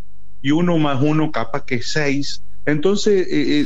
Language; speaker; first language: Spanish; native; Spanish